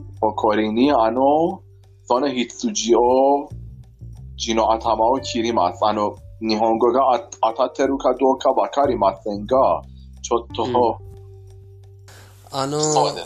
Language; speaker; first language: Japanese; non-native, fluent; Persian